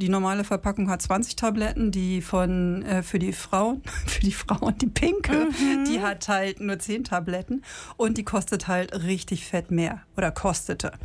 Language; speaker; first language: German; native; German